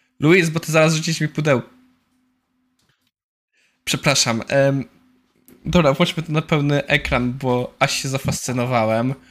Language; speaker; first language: Polish; native; Polish